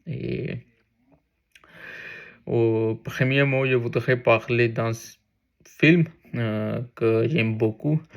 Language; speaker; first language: French; non-native, learner; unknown